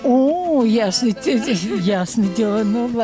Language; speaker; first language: Russian; native; Russian